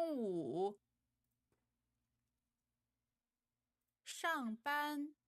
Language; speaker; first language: Chinese; non-native, learner; English